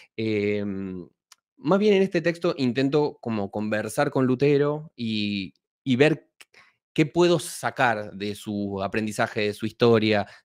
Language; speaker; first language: Spanish; native; Spanish